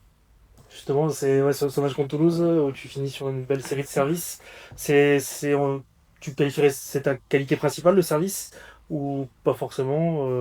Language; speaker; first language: French; native; French